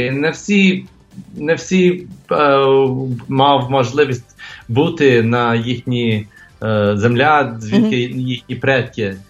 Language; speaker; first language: Ukrainian; early bilingual, heritage; English